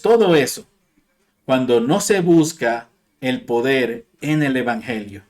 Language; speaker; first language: Spanish; non-native, fluent; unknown